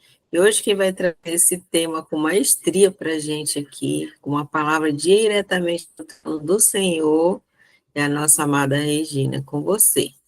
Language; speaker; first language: Portuguese; native; Portuguese